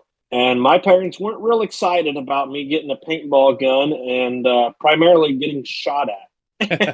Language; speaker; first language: English; native; English